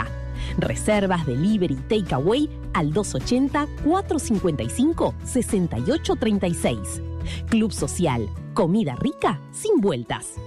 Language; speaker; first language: Spanish; native; Spanish